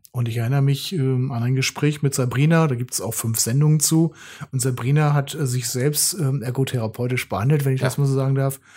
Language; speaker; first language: German; native; German